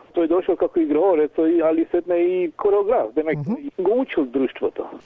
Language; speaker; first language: Macedonian; native; Macedonian